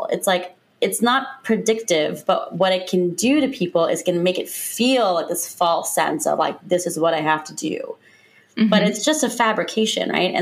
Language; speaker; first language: English; native; English